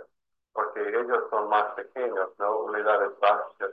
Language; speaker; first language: Spanish; non-native, fluent; English